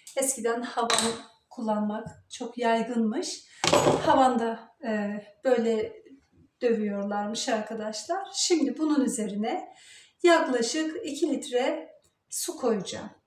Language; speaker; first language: Turkish; native; Turkish